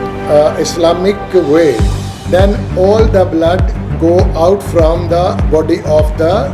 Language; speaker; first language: English; non-native, fluent; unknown